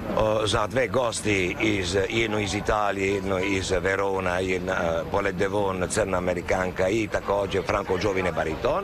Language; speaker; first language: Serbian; non-native, learner; Italian